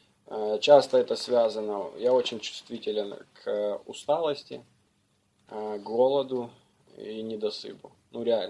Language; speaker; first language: Russian; native; Russian